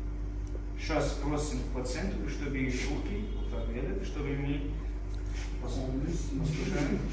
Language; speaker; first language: Russian; non-native, fluent; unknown